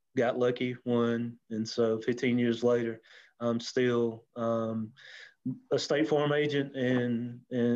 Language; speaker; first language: English; native; English